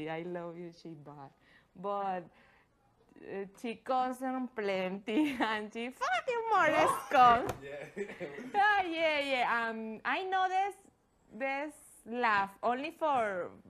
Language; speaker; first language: English; non-native, learner; Spanish